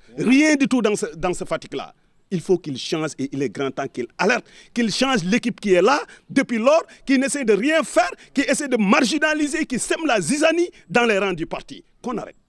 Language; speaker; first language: French; non-native, local second language; Serer